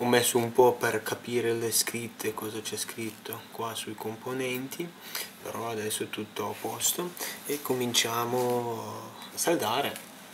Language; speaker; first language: Italian; non-native, fluent; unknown